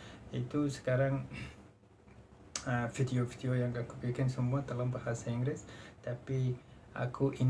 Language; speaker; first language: Indonesian; non-native, fluent; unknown